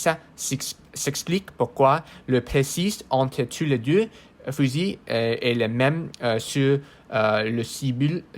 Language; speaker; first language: French; non-native, learner; English